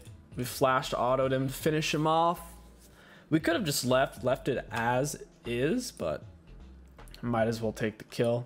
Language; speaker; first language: English; native; English